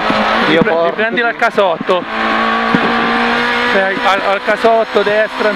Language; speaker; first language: Italian; native; Italian